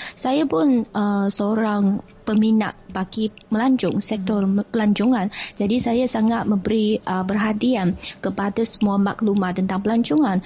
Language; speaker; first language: Malay; non-native, fluent; Chinese